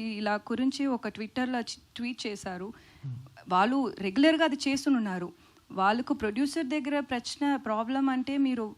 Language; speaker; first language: Telugu; non-native, learner; Tamil